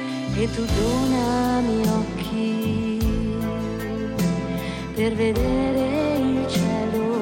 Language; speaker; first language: Italian; native; Italian